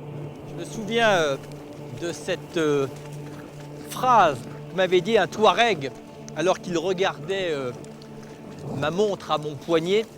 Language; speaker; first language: French; native; French